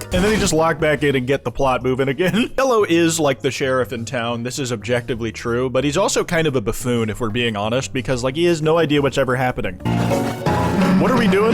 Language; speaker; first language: English; native; English